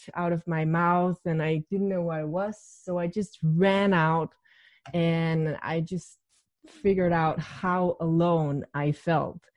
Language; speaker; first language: English; non-native, fluent; Danish